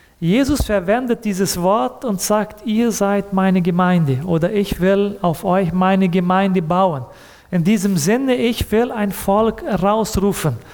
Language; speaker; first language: German; early bilingual, heritage; German